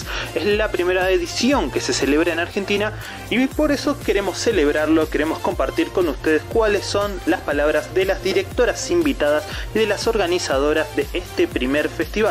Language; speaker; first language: Spanish; native; Spanish